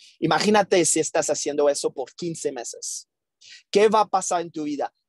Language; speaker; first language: Spanish; non-native, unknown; French